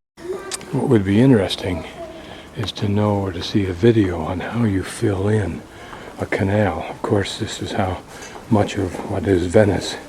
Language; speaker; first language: English; native; English